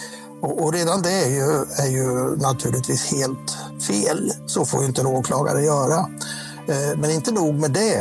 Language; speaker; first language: Swedish; native; Swedish